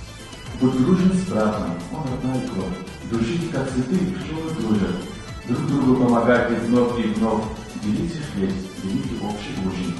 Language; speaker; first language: Russian; non-native, local second language; Lezghian